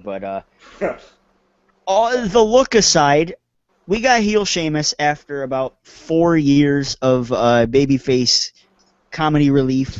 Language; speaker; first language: English; native; English